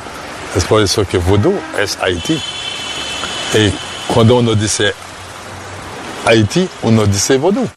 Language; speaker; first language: Spanish; non-native, fluent; Haitian Creole